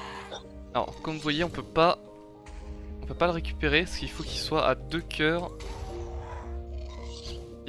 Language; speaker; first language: French; native; French